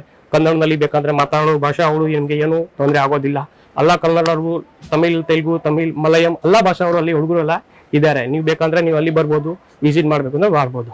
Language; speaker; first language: Kannada; non-native, fluent; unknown